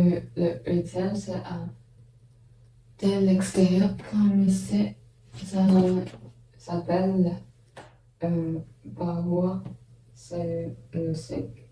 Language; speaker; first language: French; non-native, learner; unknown